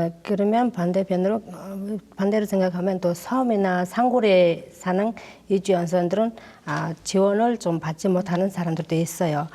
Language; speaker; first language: Korean; non-native, learner; Mongolian